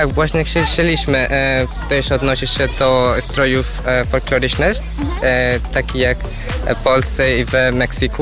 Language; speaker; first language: Polish; non-native, learner; Spanish